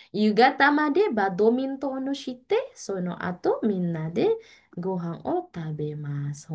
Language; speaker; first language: Japanese; non-native, learner; Indonesian